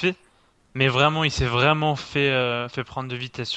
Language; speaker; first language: French; native; French